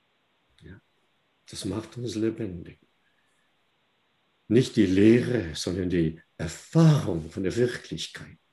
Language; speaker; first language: German; non-native, fluent; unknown